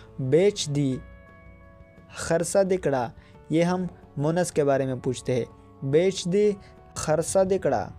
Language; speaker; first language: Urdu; non-native, local second language; Pashto